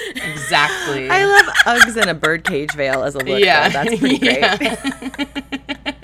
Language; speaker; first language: English; native; English